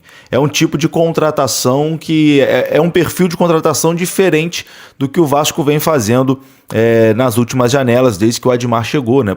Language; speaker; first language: Portuguese; native; Portuguese